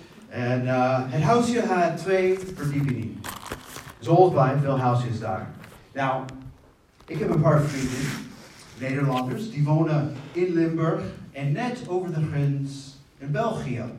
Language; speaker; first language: Dutch; non-native, fluent; English